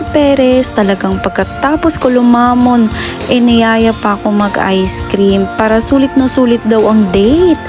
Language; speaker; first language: Filipino; non-native, local second language; Hiligaynon